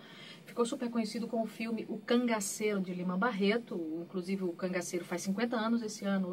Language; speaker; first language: Portuguese; native; Portuguese